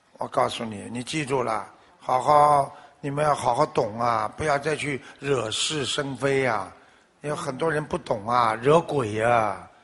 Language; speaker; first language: Chinese; native; Chinese